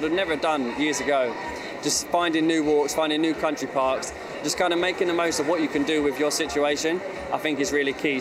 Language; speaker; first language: English; native; English